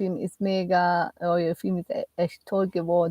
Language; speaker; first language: German; non-native, learner; Spanish